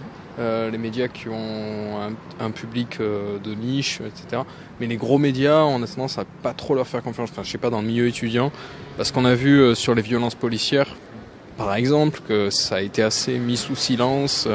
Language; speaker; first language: French; native; French